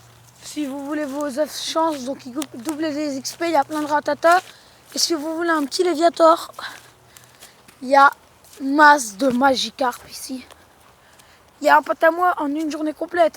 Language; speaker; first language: French; native; French